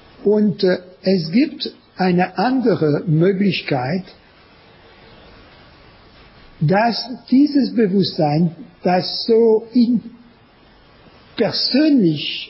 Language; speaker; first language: German; non-native, learner; French